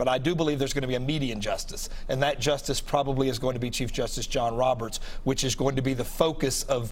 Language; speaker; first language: English; native; English